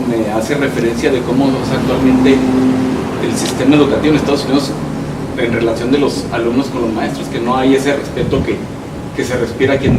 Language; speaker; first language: Spanish; native; Spanish